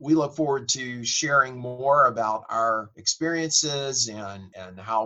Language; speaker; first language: English; native; English